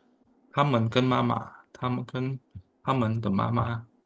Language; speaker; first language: Chinese; non-native, fluent; Indonesian